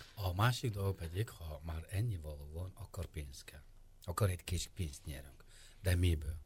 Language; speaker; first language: Hungarian; non-native, fluent; Mongolian